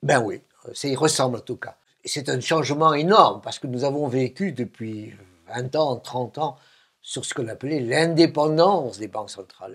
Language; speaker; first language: French; native; French